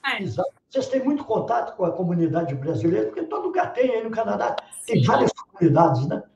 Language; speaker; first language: Portuguese; native; Portuguese